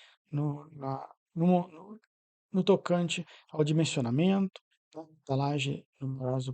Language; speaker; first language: Portuguese; native; Portuguese